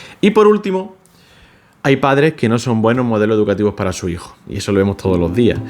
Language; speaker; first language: Spanish; native; Spanish